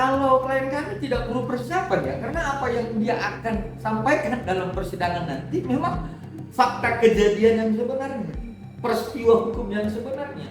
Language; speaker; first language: Indonesian; native; Indonesian